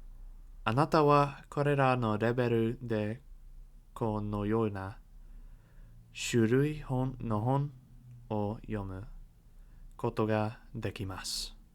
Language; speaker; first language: Japanese; non-native, learner; English